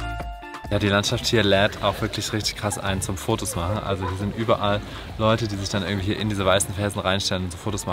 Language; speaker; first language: German; native; German